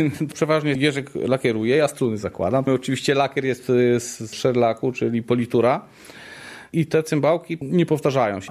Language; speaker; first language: Polish; native; Polish